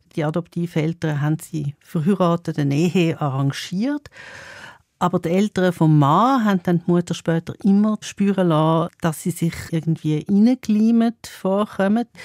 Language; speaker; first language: German; native; German